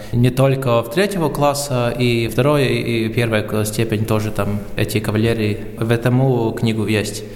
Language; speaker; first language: Russian; non-native, local second language; Latvian